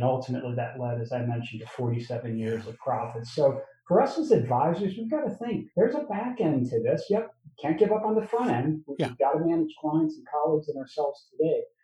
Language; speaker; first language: English; native; English